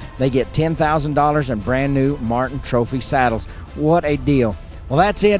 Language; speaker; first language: English; native; English